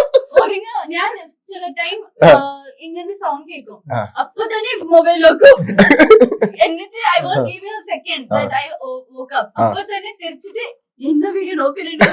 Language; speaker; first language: Malayalam; non-native, learner; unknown